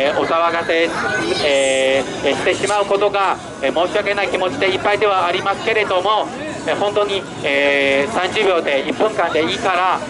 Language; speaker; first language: Japanese; non-native, fluent; Chinese